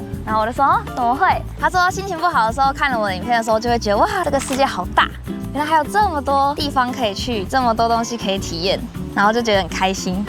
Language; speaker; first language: Chinese; native; Chinese